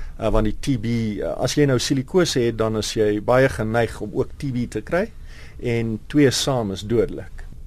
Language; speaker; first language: Afrikaans; non-native, local second language; English